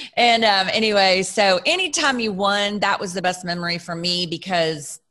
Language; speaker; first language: English; native; English